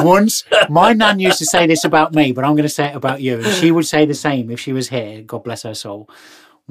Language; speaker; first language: English; native; English